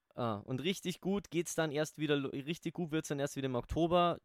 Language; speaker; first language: German; native; German